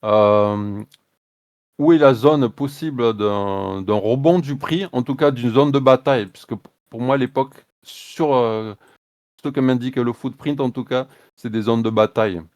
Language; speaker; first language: French; native; French